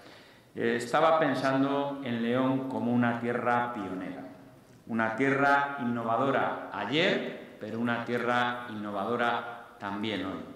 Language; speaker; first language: Spanish; native; Spanish